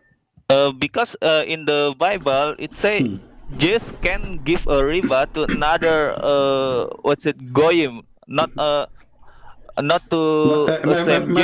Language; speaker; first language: English; non-native, learner; Indonesian